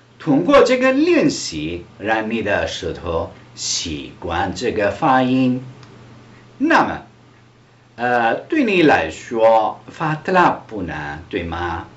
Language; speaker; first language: Chinese; non-native, fluent; Italian